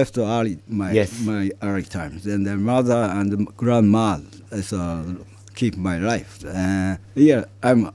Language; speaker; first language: English; non-native, fluent; Japanese